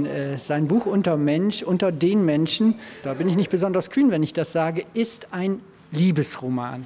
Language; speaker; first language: German; native; German